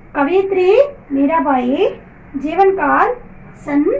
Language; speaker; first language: Hindi; non-native, local second language; Telugu